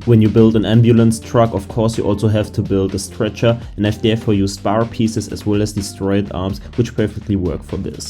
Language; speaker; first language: English; non-native, fluent; German